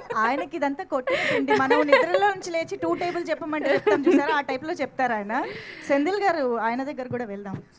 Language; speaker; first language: Telugu; native; Telugu